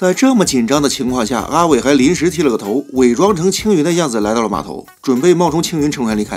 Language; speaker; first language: Chinese; native; Chinese